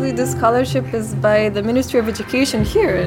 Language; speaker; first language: English; non-native, fluent; Macedonian